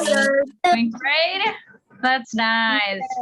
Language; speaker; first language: English; non-native, fluent; Indonesian